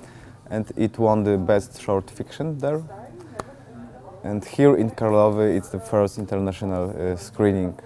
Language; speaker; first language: English; non-native, fluent; Polish